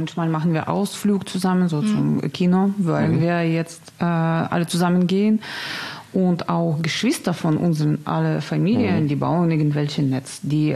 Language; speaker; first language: German; non-native, learner; Russian